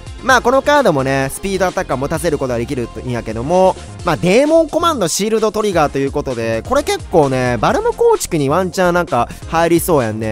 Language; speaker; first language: Japanese; native; Japanese